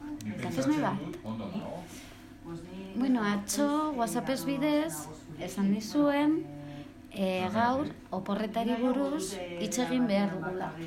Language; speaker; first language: Basque; non-native, learner; Spanish